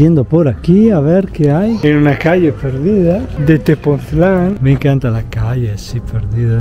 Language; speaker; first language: Spanish; non-native, fluent; Italian